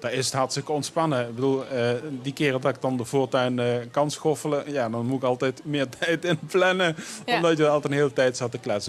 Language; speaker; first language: Dutch; native; Dutch